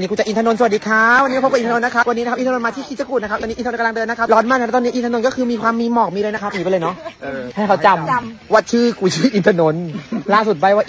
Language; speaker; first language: Thai; native; Thai